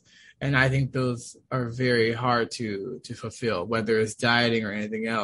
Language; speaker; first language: English; native; English